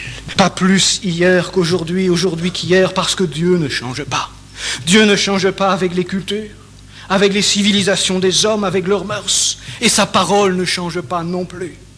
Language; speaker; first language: French; native; French